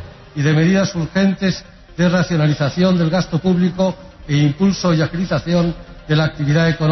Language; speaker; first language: Spanish; native; Spanish